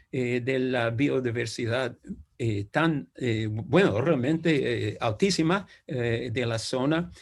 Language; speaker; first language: Spanish; non-native, fluent; English